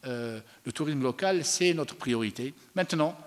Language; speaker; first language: French; non-native, local second language; Arabic